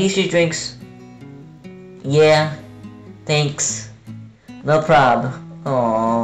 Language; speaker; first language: English; native; English